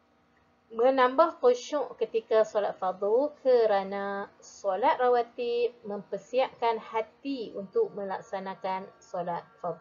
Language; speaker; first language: Malay; native; Malay